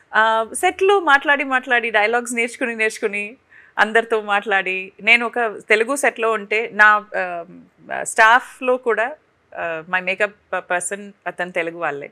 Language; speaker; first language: Telugu; non-native, fluent; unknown